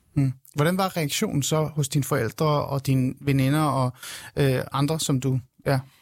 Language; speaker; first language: Danish; early bilingual, other home language; Persian